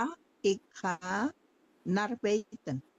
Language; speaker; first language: Dutch; non-native, learner; Indonesian